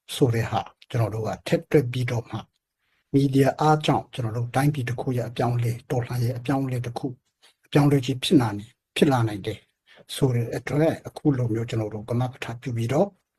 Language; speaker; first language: Burmese; non-native, local second language; Hakha Chin